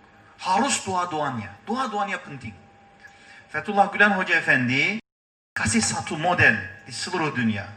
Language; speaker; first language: Indonesian; non-native, learner; Turkish